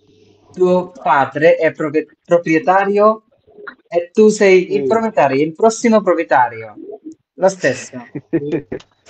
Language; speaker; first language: Italian; non-native, fluent; Bangla